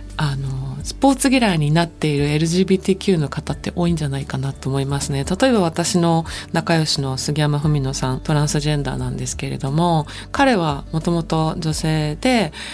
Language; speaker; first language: Japanese; native; Japanese